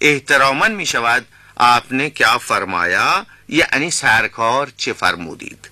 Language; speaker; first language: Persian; non-native, fluent; Urdu